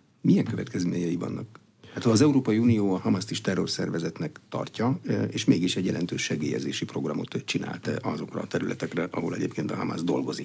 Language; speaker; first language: Hungarian; native; Hungarian